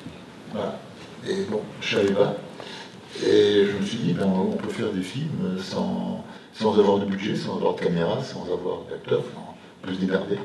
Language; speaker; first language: French; native; French